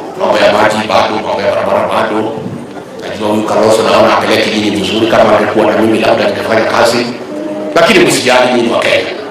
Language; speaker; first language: Swahili; non-native, local second language; Kamba